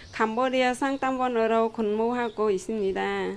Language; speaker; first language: Korean; non-native, learner; Khmer